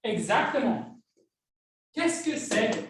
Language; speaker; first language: French; non-native, fluent; English